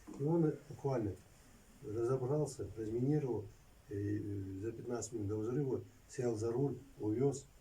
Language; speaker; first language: Russian; non-native, local second language; Lezghian